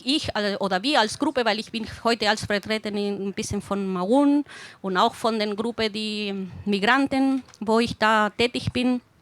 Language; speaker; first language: German; non-native, fluent; Spanish